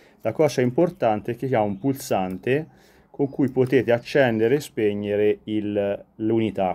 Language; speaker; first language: Italian; native; Italian